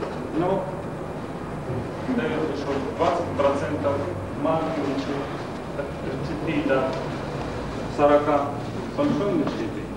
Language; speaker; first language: Russian; non-native, learner; Arabic